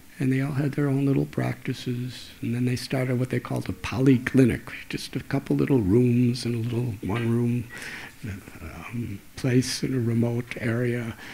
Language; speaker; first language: English; native; English